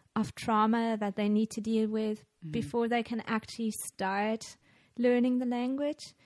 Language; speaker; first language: English; non-native, fluent; German